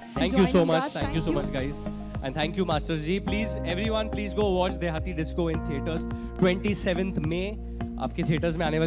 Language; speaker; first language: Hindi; native; Hindi